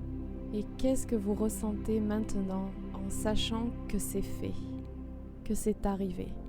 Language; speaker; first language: French; native; French